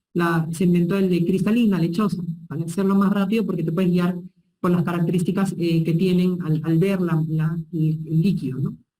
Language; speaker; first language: Spanish; native; Spanish